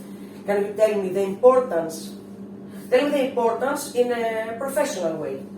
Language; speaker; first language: English; non-native, fluent; Greek